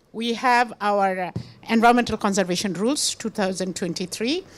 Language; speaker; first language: English; non-native, local second language; Bangla